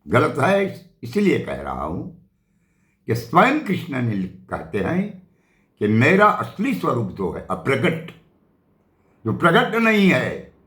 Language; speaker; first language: Hindi; non-native, local second language; Gujarati